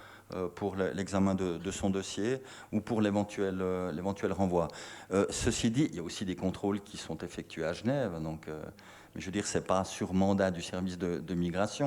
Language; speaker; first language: French; native; French